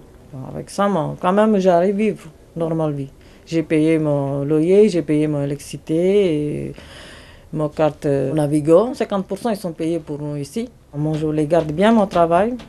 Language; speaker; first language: French; non-native, learner; Tamil